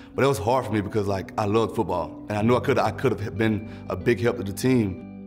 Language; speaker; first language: English; native; English